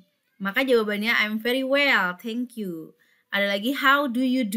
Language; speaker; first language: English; non-native, fluent; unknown